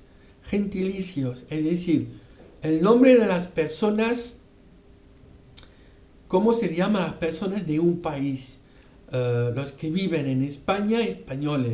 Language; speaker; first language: Spanish; non-native, fluent; French